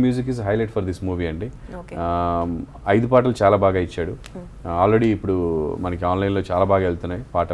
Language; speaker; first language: Telugu; native; Telugu